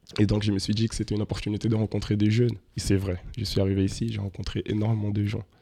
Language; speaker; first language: French; non-native, fluent; Portuguese